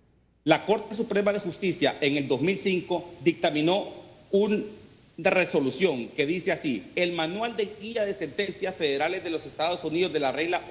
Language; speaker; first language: Spanish; native; Spanish